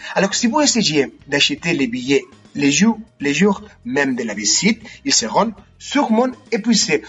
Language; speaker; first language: French; non-native, fluent; Spanish